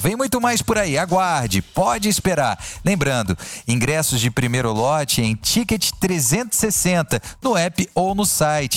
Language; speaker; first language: Portuguese; native; Portuguese